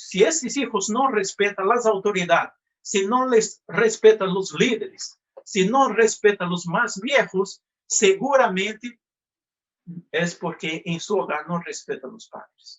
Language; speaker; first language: Spanish; non-native, fluent; Portuguese